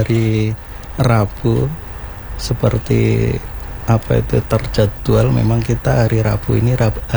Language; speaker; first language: Indonesian; non-native, local second language; Javanese